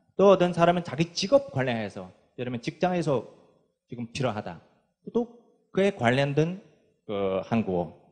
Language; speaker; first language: Korean; non-native, fluent; Chinese